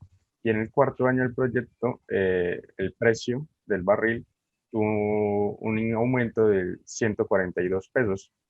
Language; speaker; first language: Spanish; native; Spanish